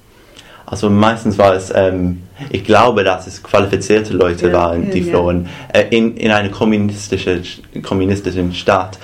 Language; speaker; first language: German; non-native, fluent; English